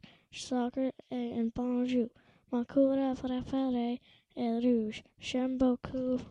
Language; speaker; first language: French; early bilingual, other home language; English